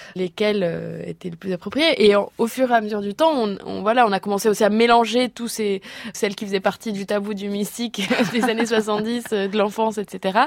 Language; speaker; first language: French; early bilingual, other home language; Portuguese